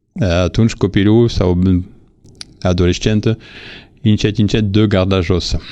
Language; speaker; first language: Romanian; non-native, fluent; French